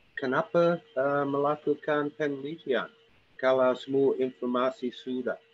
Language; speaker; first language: Indonesian; non-native, learner; English